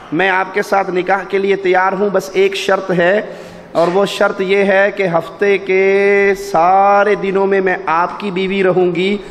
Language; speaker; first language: Urdu; non-native, local second language; Punjabi